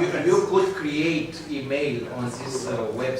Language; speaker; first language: English; non-native, learner; Romanian